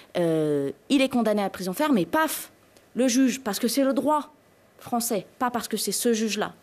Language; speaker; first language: French; native; French